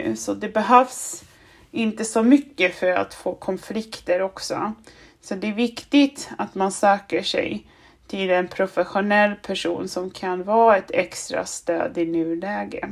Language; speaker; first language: Swedish; non-native, fluent; German